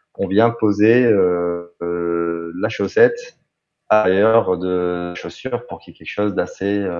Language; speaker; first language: French; native; French